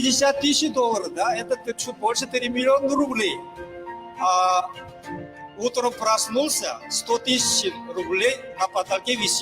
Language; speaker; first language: Russian; non-native, learner; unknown